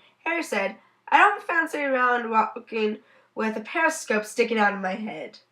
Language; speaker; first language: English; native; English